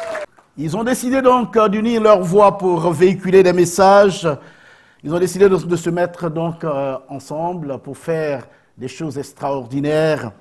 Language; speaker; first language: French; native; French